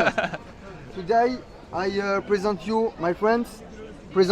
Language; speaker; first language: English; non-native, learner; French